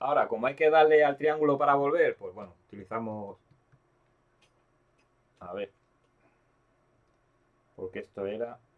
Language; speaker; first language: Spanish; native; Spanish